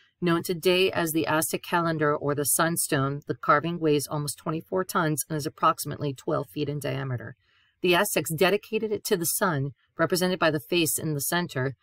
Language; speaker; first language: English; native; English